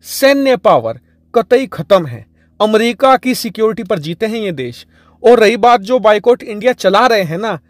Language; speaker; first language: Hindi; native; Hindi